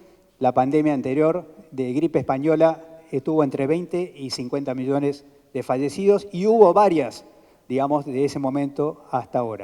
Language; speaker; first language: Spanish; native; Spanish